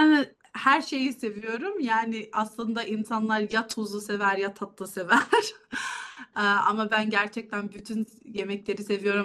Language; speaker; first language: Turkish; early bilingual, heritage; Turkish